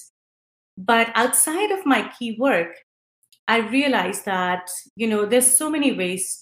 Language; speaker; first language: English; non-native, local second language; Hindi